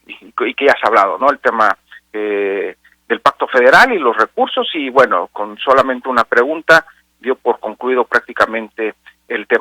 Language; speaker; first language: Spanish; native; Spanish